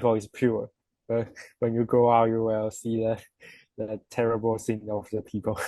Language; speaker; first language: English; non-native, learner; Chinese